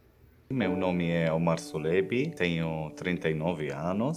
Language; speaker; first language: Portuguese; non-native, fluent; Arabic